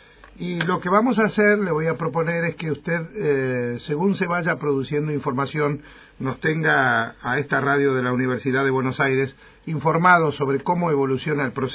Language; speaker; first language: Spanish; native; Spanish